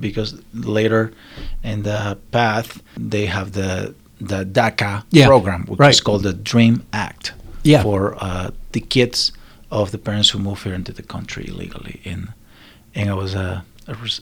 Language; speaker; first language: English; non-native, learner; Spanish